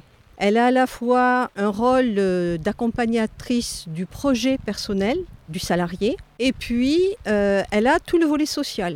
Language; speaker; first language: French; native; French